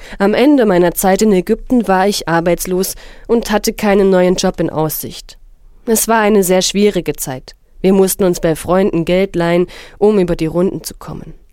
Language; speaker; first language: German; non-native, fluent; Arabic